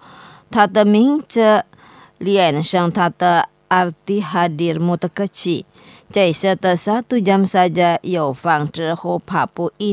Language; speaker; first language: Chinese; non-native, fluent; Indonesian